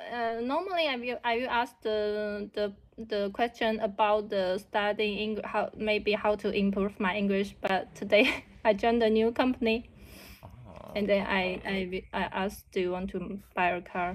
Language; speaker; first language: English; non-native, learner; Chinese